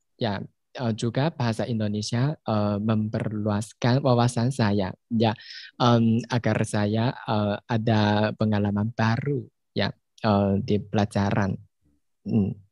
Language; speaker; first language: Indonesian; non-native, learner; Chinese